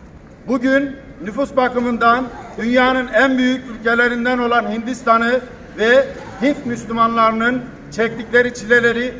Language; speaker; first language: Turkish; native; Turkish